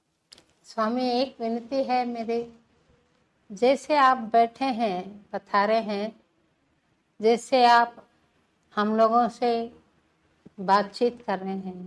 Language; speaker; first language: Hindi; non-native, local second language; Telugu